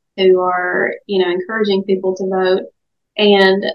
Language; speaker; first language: English; native; English